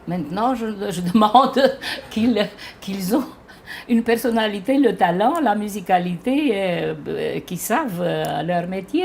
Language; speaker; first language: French; non-native, fluent; Romanian